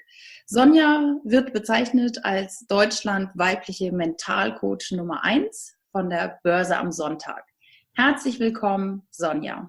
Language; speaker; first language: German; native; German